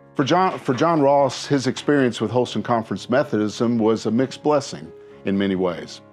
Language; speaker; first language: English; native; English